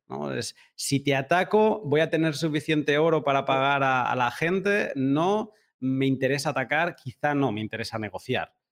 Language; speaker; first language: Spanish; native; Spanish